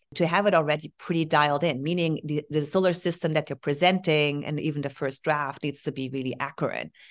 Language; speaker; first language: English; non-native, fluent; German